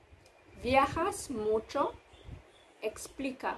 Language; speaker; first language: Spanish; non-native, fluent; English